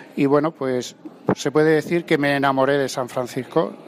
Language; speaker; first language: Spanish; native; Spanish